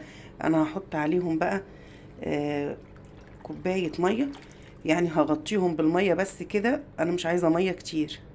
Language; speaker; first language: Arabic; native; Arabic